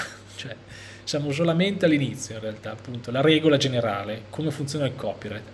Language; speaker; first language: Italian; native; Italian